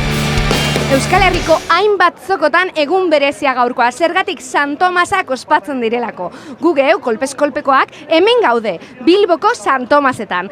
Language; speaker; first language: Basque; native; Basque